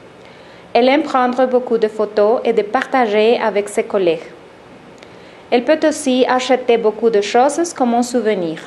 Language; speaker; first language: French; non-native, learner; Spanish